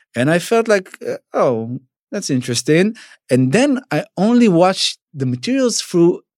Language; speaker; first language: English; non-native, fluent; Hebrew